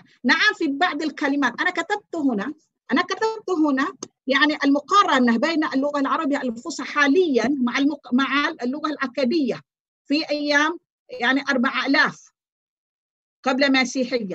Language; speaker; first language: Arabic; non-native, fluent; Malay